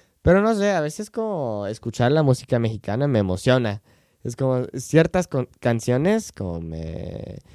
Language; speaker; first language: Spanish; non-native, fluent; English